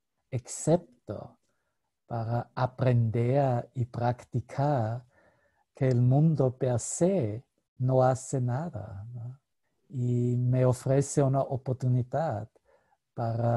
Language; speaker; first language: Spanish; non-native, fluent; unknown